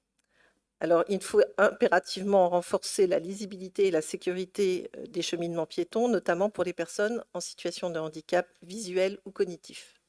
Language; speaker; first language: French; native; French